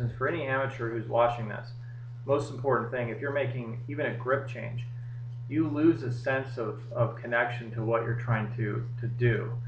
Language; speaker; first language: English; native; English